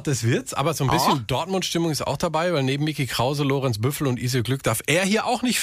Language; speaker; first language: German; native; German